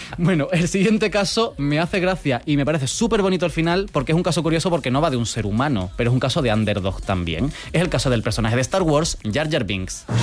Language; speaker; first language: Spanish; native; Spanish